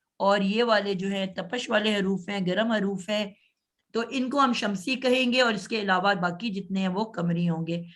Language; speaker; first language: Urdu; native; Urdu